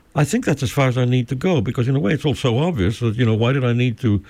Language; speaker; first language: English; early bilingual, other home language; Spanish